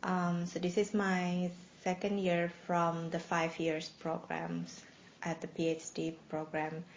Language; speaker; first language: English; non-native, fluent; Indonesian